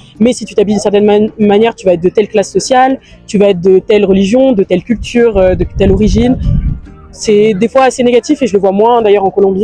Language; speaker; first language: French; native; French